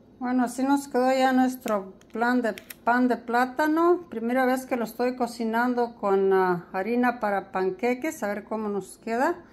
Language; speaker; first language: Spanish; early bilingual, heritage; Spanish